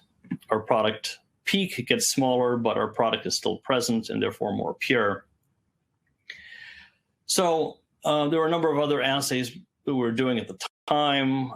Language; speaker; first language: English; native; English